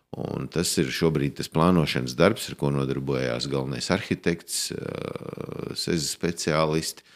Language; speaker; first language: Latvian; native; Latvian